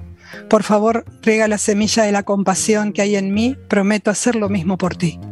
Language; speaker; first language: Spanish; native; Spanish